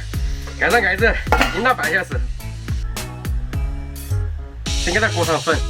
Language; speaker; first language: Chinese; native; Chinese